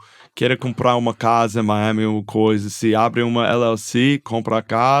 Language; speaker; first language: Portuguese; non-native, fluent; English